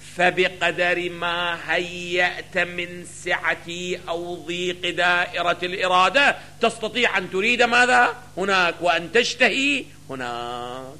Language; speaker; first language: Arabic; native; Arabic